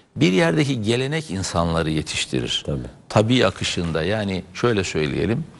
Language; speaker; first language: Turkish; native; Turkish